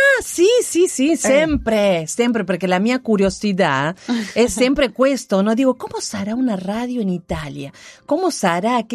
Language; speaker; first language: Italian; non-native, learner; Spanish